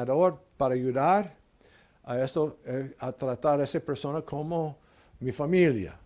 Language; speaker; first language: Spanish; non-native, learner; English